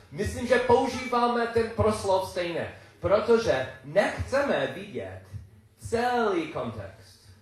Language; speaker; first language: Czech; non-native, learner; English